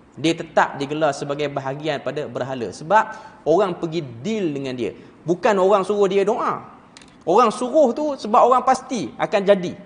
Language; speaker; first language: Malay; native; Malay